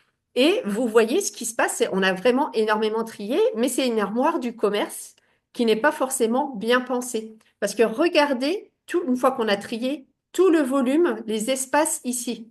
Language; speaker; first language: French; native; French